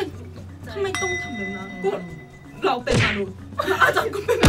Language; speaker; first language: Thai; non-native, learner; Korean